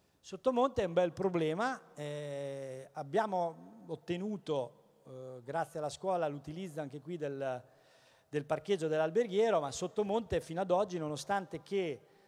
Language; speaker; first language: Italian; native; Italian